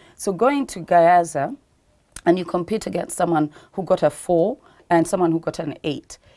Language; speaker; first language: English; non-native, local second language; Ganda